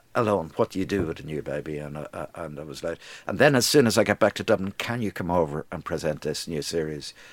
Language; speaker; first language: English; native; English